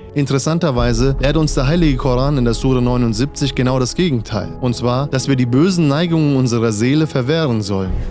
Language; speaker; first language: German; native; German